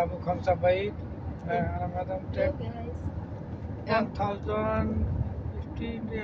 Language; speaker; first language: Arabic; non-native, learner; Filipino